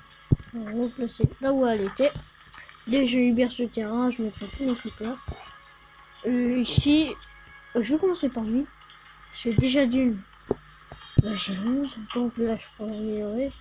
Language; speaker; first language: French; native; French